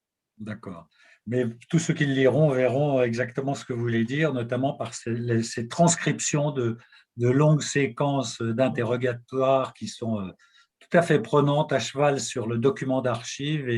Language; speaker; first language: French; native; French